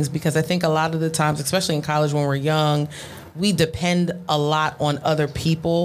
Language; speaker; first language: English; native; English